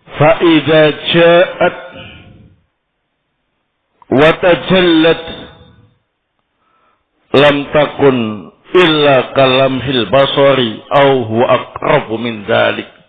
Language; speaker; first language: Arabic; non-native, fluent; Indonesian